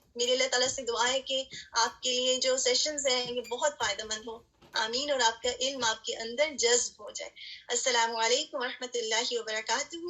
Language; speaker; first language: Urdu; native; Urdu